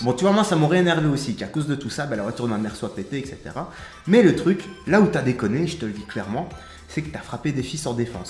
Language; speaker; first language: French; native; French